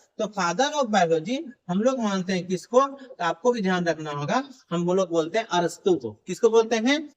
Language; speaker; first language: Hindi; native; Hindi